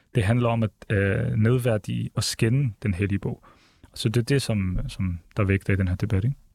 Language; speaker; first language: Danish; early bilingual, other home language; Arabic